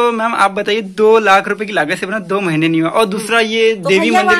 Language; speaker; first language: Hindi; native; Hindi